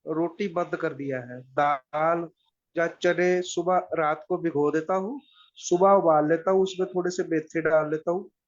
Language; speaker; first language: Hindi; non-native, local second language; Punjabi